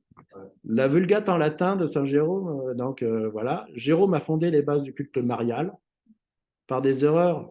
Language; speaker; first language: French; native; French